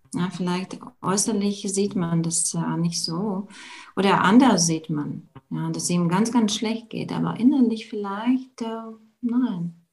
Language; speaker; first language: German; non-native, fluent; Latvian